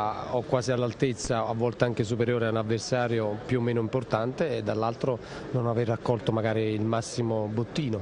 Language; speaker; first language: Italian; native; Italian